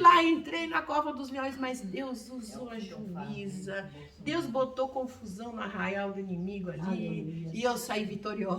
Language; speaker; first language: Portuguese; native; Portuguese